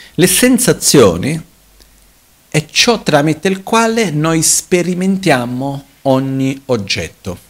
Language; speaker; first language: Italian; non-native, fluent; Portuguese